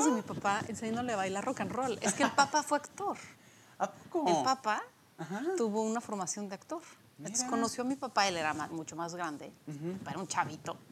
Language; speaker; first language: Spanish; early bilingual, other home language; Polish